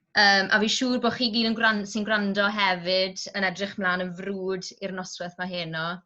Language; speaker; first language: Welsh; native; Welsh